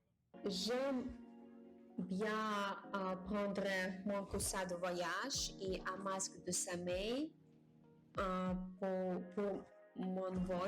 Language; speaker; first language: French; non-native, learner; Japanese